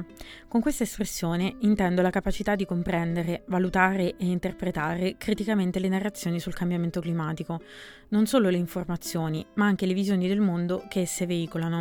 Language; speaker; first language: Italian; native; Italian